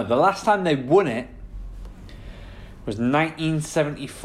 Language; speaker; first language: English; native; English